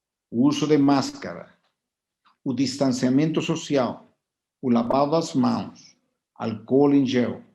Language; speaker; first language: Portuguese; non-native, fluent; Spanish